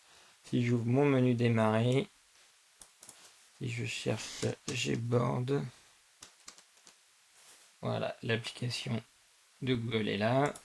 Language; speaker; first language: French; native; French